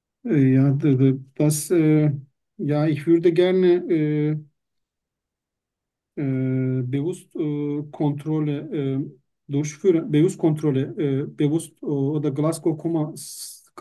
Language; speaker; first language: German; non-native, learner; Turkish